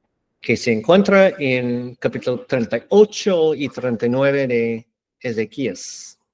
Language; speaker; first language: Spanish; non-native, learner; English